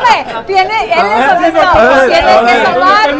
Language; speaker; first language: Spanish; early bilingual, heritage; Spanish